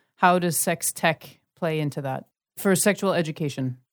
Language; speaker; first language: English; native; English